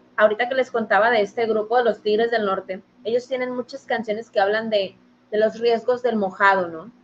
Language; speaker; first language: Spanish; native; Spanish